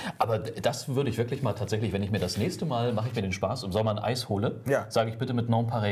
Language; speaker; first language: German; native; German